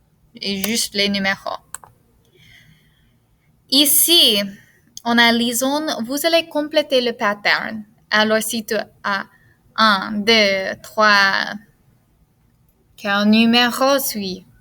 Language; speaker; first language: French; non-native, fluent; English